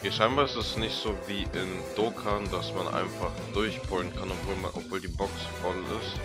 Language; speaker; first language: German; native; German